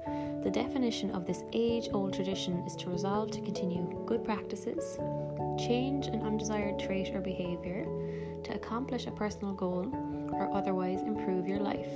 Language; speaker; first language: English; native; English